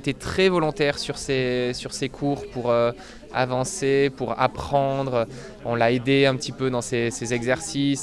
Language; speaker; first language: French; native; French